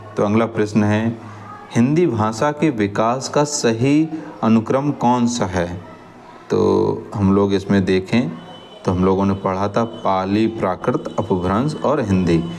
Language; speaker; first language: Hindi; native; Hindi